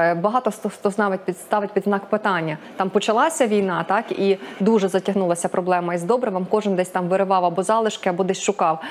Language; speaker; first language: Ukrainian; native; Ukrainian